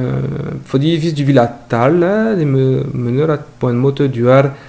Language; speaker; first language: Norwegian; non-native, fluent; French